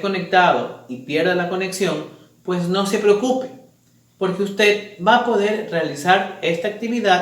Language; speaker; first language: Spanish; native; Spanish